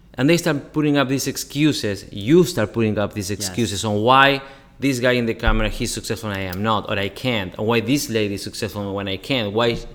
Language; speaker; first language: English; non-native, fluent; Spanish